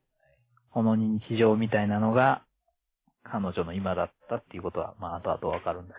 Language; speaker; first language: Japanese; native; Japanese